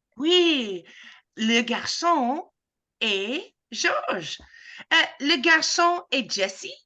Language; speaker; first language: French; non-native, fluent; English